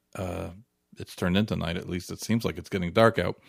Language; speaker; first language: English; native; English